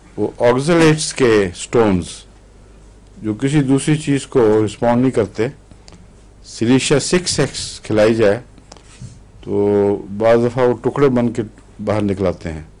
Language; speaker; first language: Urdu; native; Urdu